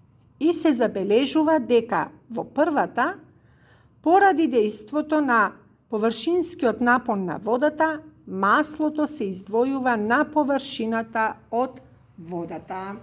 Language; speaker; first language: Macedonian; native; Macedonian